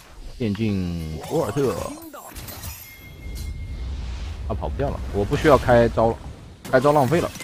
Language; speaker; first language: Chinese; native; Chinese